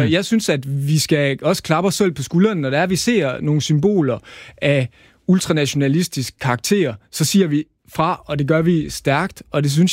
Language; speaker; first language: Danish; native; Danish